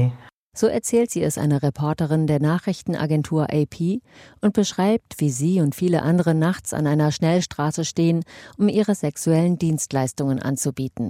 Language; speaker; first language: German; native; German